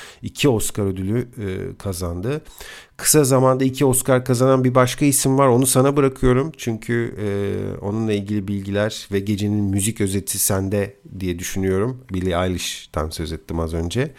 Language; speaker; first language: Turkish; native; Turkish